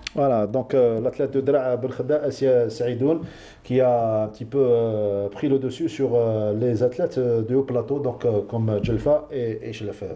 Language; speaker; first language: French; non-native, local second language; Arabic